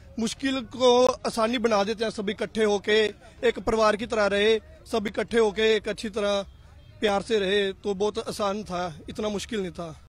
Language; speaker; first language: Hindi; non-native, local second language; Punjabi